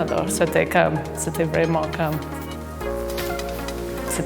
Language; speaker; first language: French; non-native, fluent; English